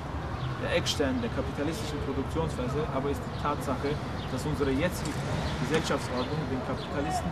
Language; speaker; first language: German; native; German